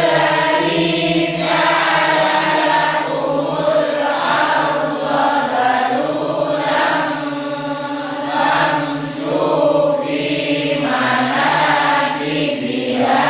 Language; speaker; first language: Arabic; non-native, learner; Indonesian